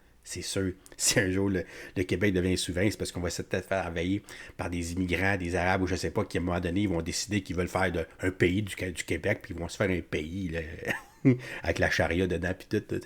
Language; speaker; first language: French; native; French